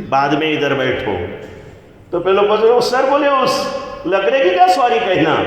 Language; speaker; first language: Hindi; non-native, local second language; Gujarati